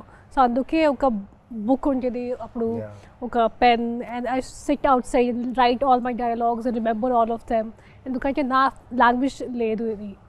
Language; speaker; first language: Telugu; non-native, local second language; Hindi